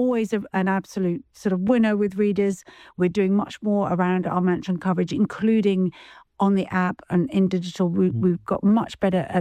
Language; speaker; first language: English; native; English